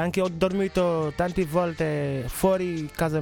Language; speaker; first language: Italian; non-native, learner; Wolof